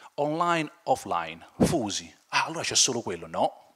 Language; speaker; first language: Italian; native; Italian